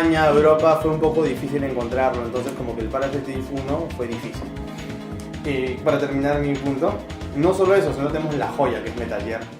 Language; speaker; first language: Spanish; native; Spanish